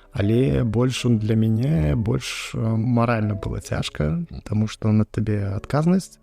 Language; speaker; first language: Belarusian; non-native, local second language; Russian